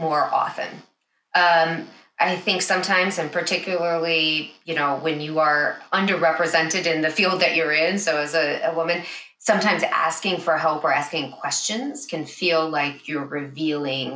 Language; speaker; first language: English; native; English